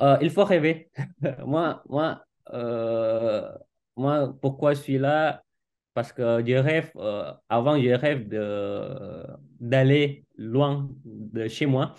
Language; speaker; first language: French; non-native, fluent; Indonesian